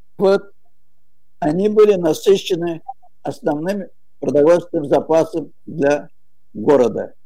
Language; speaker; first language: Russian; native; Russian